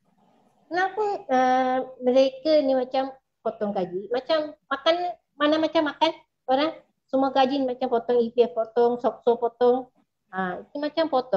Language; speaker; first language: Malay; non-native, local second language; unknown